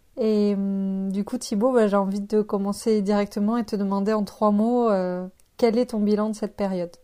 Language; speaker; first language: French; native; French